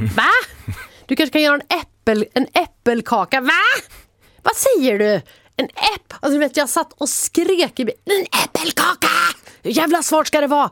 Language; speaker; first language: Swedish; native; Swedish